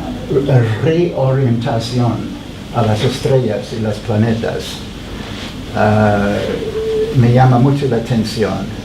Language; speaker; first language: Spanish; non-native, fluent; English